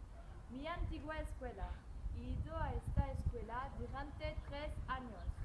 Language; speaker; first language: Spanish; non-native, learner; French